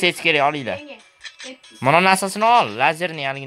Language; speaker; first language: Turkish; non-native, learner; Uzbek